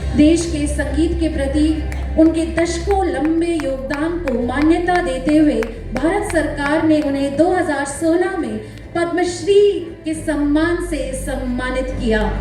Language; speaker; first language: Hindi; native; Hindi